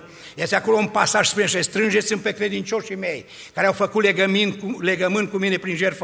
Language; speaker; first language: Romanian; native; Romanian